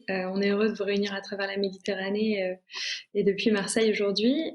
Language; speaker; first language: French; native; French